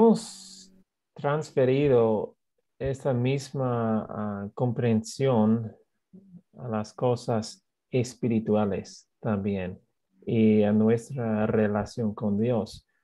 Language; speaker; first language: Spanish; non-native, fluent; English